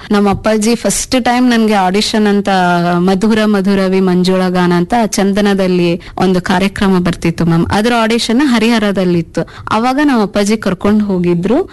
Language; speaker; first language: Kannada; non-native, local second language; Urdu